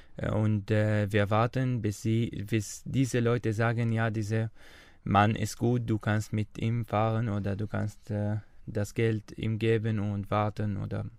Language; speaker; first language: German; non-native, learner; Arabic